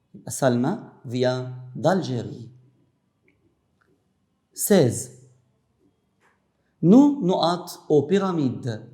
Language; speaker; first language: French; non-native, fluent; Arabic